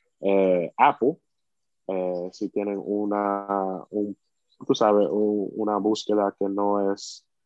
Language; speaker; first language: Spanish; early bilingual, heritage; Spanish